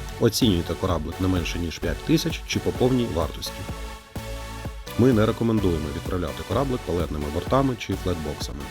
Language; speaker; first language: Ukrainian; native; Ukrainian